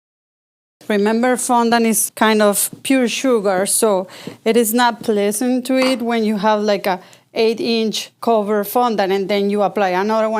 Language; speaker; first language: English; non-native, fluent; Spanish